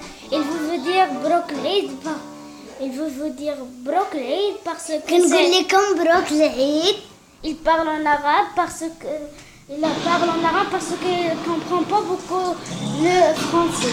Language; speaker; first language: French; non-native, learner; Arabic